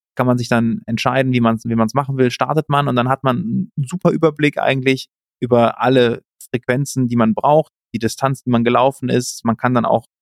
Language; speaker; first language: German; native; German